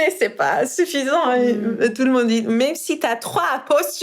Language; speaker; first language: French; non-native, fluent; Persian